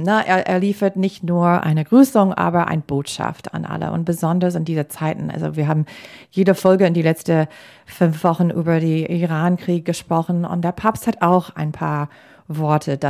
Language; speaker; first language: German; non-native, fluent; English